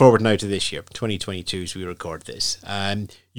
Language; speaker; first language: English; native; English